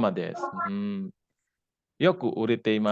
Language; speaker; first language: Japanese; non-native, fluent; Indonesian